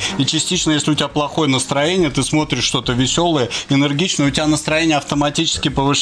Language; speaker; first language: Russian; native; Russian